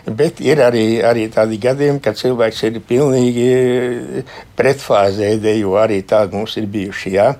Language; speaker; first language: Latvian; native; Latvian